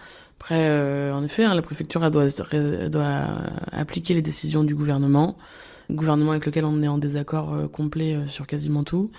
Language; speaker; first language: French; native; French